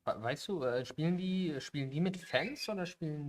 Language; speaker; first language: German; native; German